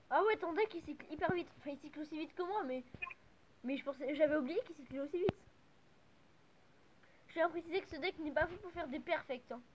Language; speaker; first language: French; native; French